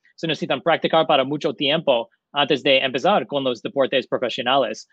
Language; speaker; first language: Spanish; non-native, learner; English